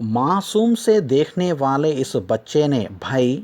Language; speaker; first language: Hindi; non-native, local second language; Telugu